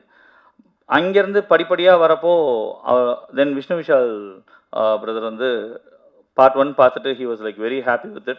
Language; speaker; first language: Tamil; native; Tamil